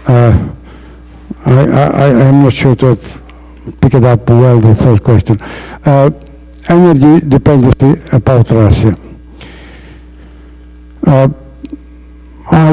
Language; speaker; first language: English; non-native, fluent; Italian